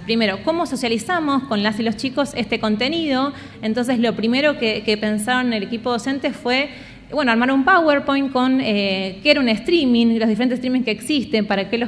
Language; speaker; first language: Spanish; native; Spanish